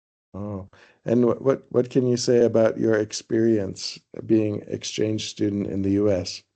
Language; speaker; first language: English; non-native, fluent; Thai